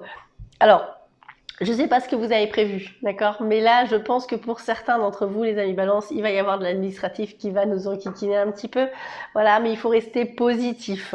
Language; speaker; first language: French; native; French